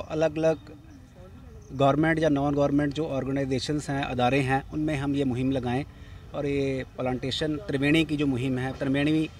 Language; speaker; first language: Hindi; native; Hindi